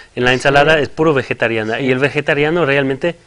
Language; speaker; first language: Spanish; non-native, fluent; French